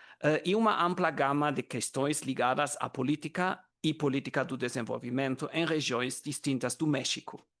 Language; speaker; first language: Portuguese; non-native, learner; German